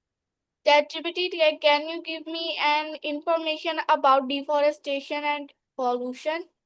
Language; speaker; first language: English; non-native, learner; Hindi